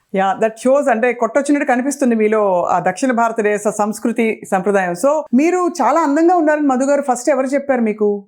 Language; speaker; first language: Telugu; native; Telugu